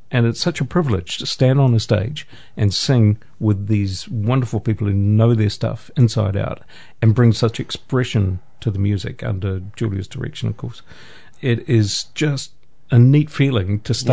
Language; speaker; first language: English; native; English